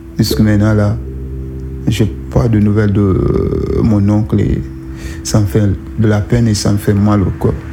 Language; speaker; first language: French; non-native, local second language; Susu